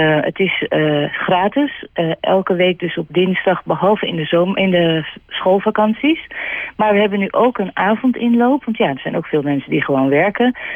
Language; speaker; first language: Dutch; native; Dutch